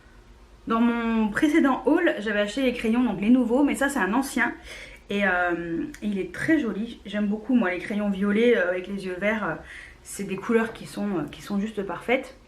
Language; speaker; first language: French; native; French